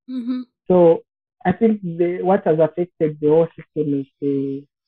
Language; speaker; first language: English; non-native, local second language; Bemba